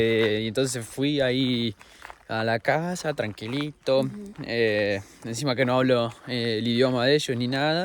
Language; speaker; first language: Spanish; native; Spanish